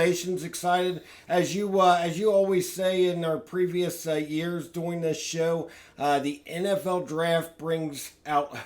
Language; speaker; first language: English; native; English